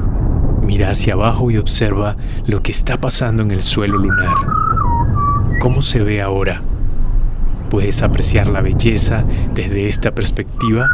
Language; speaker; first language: Spanish; native; Spanish